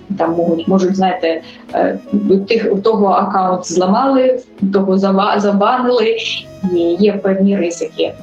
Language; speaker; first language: Ukrainian; native; Ukrainian